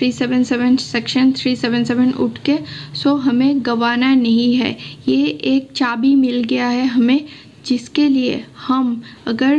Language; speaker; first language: Hindi; non-native, local second language; Assamese